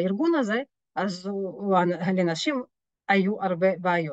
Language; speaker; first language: Hebrew; non-native, fluent; French